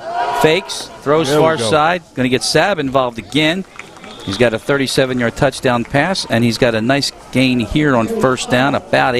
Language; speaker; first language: English; native; English